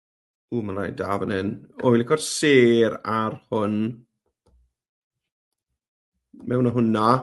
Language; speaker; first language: Welsh; native; Welsh